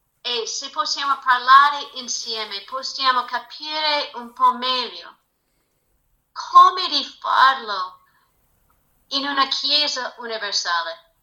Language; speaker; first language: Italian; non-native, fluent; English